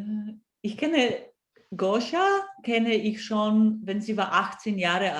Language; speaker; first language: German; non-native, fluent; Polish